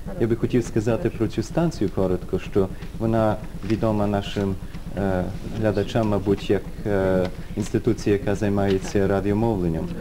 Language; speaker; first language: Ukrainian; early bilingual, heritage; Ukrainian